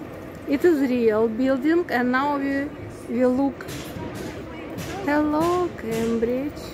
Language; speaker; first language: English; non-native, learner; Russian